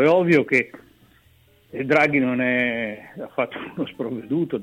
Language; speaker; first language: Italian; native; Italian